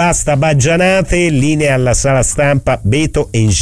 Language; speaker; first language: Italian; native; Italian